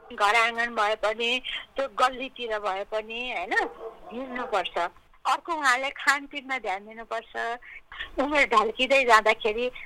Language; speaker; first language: Nepali; native; Nepali